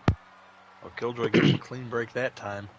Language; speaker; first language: English; native; English